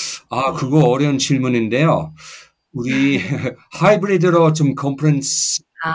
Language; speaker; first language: Korean; non-native, fluent; English